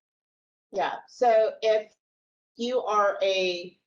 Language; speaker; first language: English; native; English